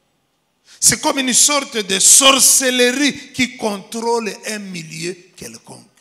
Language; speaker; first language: French; non-native, local second language; Lingala